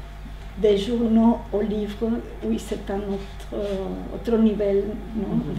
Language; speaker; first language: French; non-native, learner; Spanish